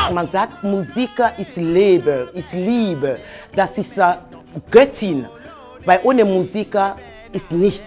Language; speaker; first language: German; non-native, fluent; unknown